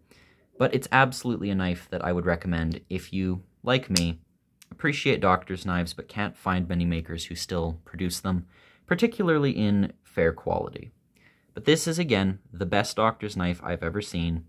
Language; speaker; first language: English; native; English